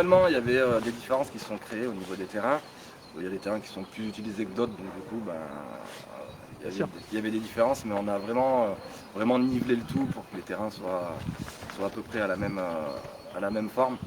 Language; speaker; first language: French; native; French